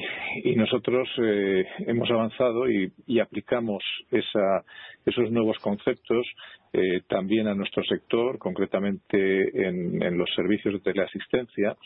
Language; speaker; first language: Spanish; native; Spanish